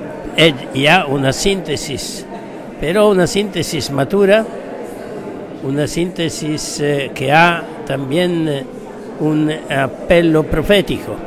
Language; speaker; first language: Spanish; non-native, fluent; Italian